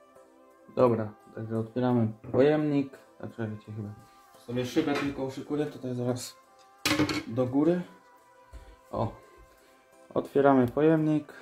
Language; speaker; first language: Polish; native; Polish